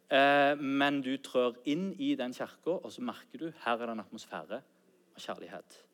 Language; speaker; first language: Norwegian; native; Norwegian